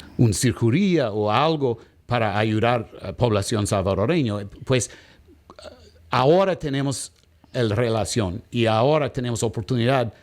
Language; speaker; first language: Spanish; non-native, learner; English